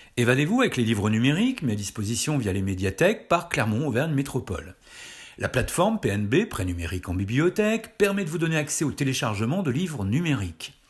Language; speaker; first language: French; native; French